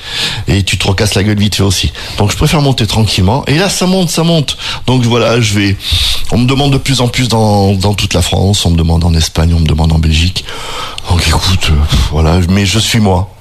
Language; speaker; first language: French; native; French